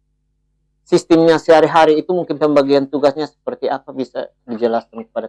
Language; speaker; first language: Indonesian; native; Indonesian